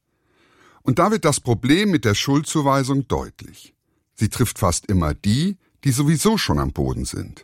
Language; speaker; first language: German; native; German